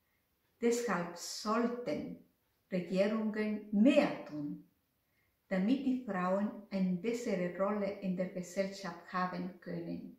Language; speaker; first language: German; non-native, fluent; Spanish